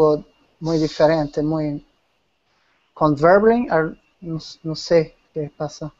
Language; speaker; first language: Spanish; non-native, learner; Portuguese